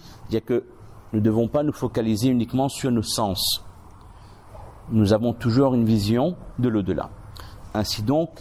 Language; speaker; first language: French; native; French